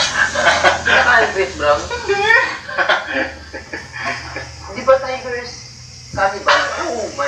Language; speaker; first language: Filipino; non-native, learner; English